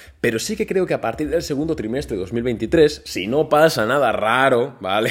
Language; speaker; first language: Spanish; native; Spanish